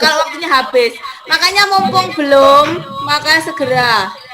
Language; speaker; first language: Indonesian; native; Indonesian